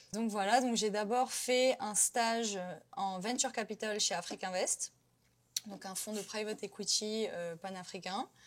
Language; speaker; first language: French; native; French